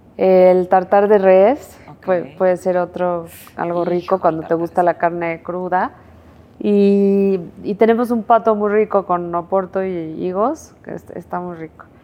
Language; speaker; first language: Spanish; native; Spanish